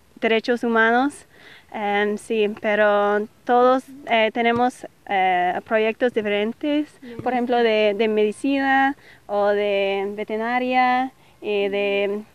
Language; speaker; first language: Spanish; non-native, learner; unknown